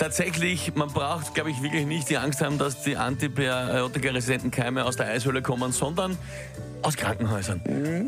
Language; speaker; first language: German; native; German